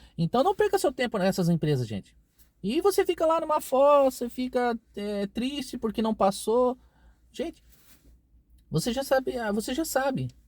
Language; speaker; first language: Portuguese; native; Portuguese